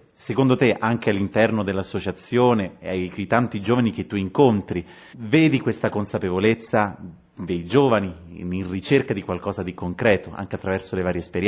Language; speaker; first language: Italian; native; Italian